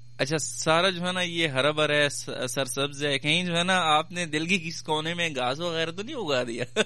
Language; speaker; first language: Urdu; non-native, local second language; Pashto